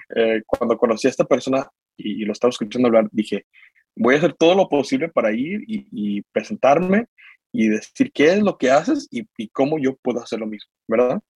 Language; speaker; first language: Spanish; early bilingual, heritage; Spanish